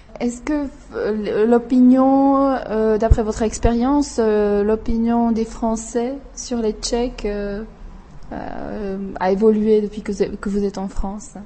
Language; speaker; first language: French; non-native, fluent; Czech